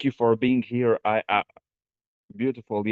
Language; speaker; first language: English; non-native, fluent; Arabic